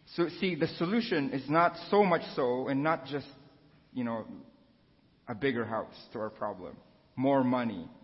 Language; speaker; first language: English; non-native, local second language; Filipino